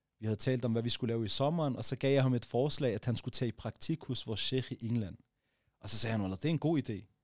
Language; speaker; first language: Danish; early bilingual, other home language; Arabic